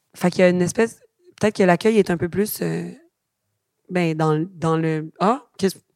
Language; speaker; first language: French; native; French